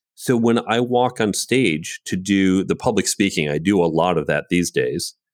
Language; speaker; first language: English; native; English